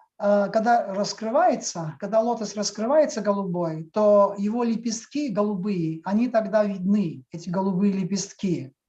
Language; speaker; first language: Russian; native; Russian